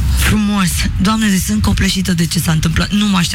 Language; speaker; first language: Romanian; native; Romanian